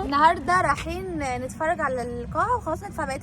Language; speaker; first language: Arabic; native; Arabic